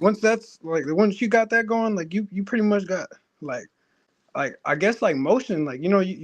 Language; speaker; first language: English; native; English